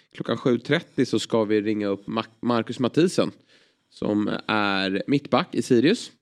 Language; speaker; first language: Swedish; native; Swedish